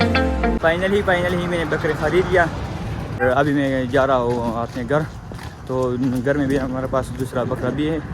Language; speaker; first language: Hindi; non-native, local second language; Pashto